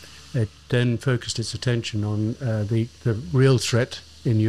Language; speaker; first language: English; native; English